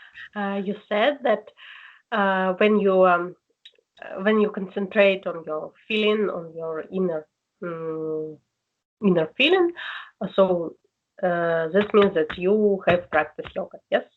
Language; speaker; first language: English; non-native, learner; Russian